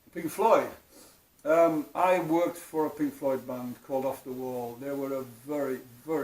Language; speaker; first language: English; non-native, fluent; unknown